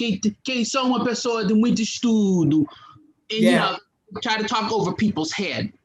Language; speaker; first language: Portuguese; non-native, fluent; English